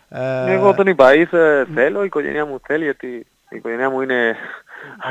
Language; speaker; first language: Greek; non-native, fluent; Spanish